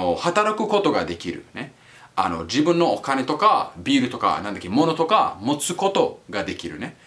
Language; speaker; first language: Japanese; non-native, learner; English